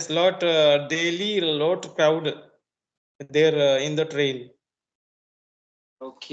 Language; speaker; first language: English; non-native, learner; Marathi